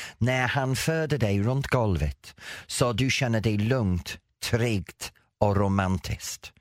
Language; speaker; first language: Swedish; non-native, fluent; English